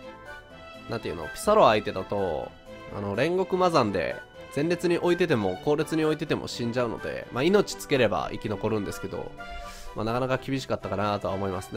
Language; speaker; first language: Japanese; native; Japanese